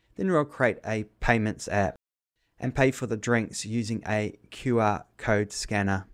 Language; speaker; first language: English; native; English